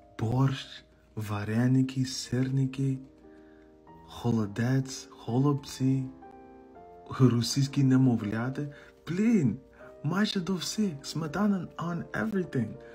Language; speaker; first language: Ukrainian; non-native, fluent; English